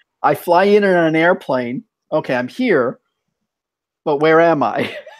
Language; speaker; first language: English; native; English